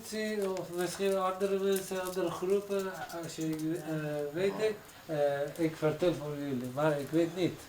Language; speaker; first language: Dutch; non-native, learner; Persian